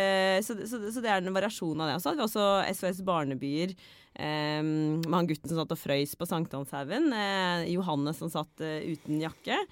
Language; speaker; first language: Norwegian; native; Norwegian